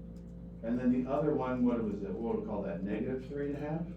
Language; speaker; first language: English; native; English